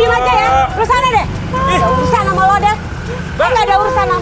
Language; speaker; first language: Indonesian; native; Indonesian